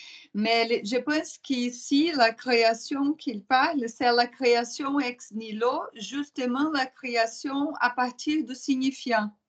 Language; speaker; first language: French; non-native, fluent; Portuguese